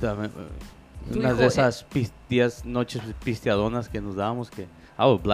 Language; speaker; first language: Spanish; early bilingual, heritage; Spanish